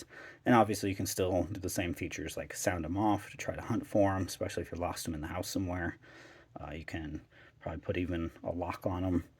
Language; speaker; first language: English; native; English